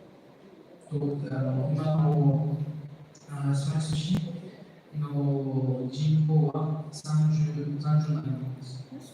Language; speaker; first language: Japanese; non-native, fluent; Arabic